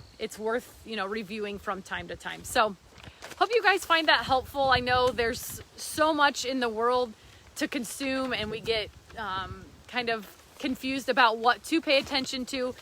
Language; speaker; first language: English; native; English